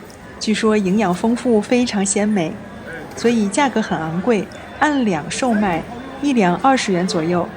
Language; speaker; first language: Chinese; native; Chinese